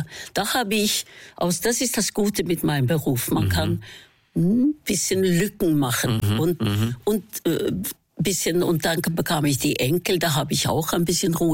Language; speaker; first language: German; non-native, fluent; Norwegian